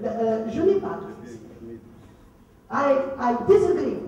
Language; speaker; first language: French; non-native, local second language; Arabic